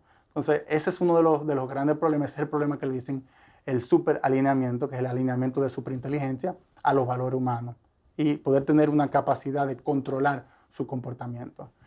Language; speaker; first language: Spanish; native; Spanish